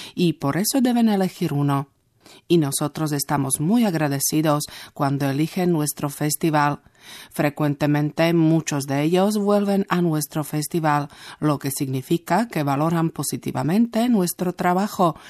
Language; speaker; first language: Spanish; non-native, fluent; Slovak